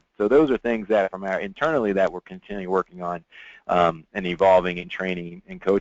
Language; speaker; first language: English; native; English